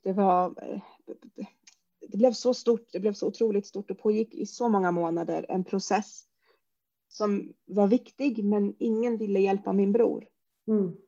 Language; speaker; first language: Swedish; early bilingual, other home language; Arabic